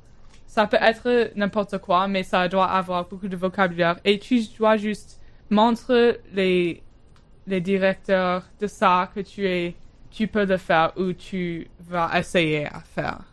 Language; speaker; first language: French; non-native, learner; English